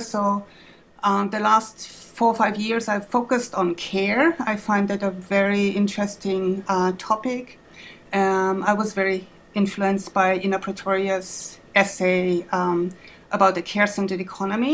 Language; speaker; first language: English; non-native, fluent; German